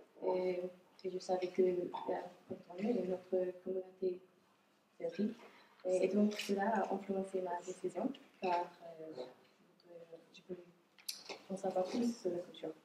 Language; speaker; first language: French; non-native, fluent; English